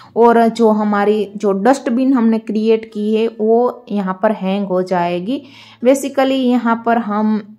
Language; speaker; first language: Hindi; non-native, local second language; Gujarati